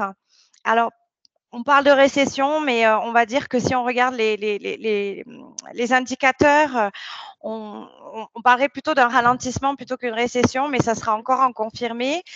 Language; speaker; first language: French; native; French